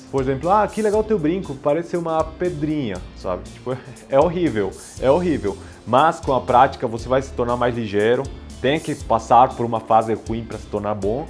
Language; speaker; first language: Portuguese; non-native, fluent; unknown